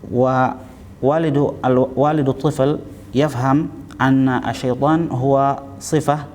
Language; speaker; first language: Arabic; non-native, fluent; Indonesian